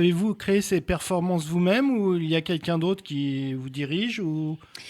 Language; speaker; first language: French; native; French